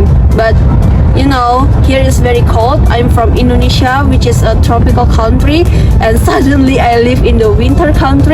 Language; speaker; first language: English; non-native, learner; Indonesian